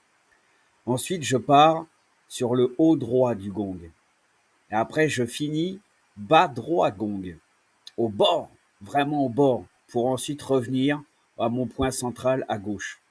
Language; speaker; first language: French; native; French